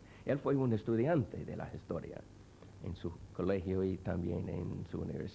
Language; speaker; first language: Spanish; non-native, fluent; English